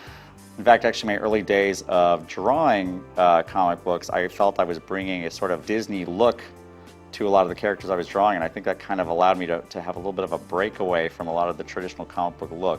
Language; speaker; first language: English; native; English